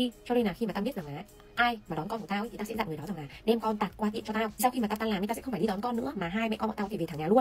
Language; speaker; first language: Vietnamese; native; Vietnamese